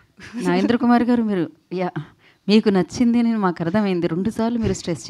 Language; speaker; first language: Telugu; native; Telugu